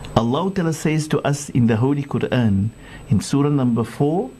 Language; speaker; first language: English; non-native, local second language; Afrikaans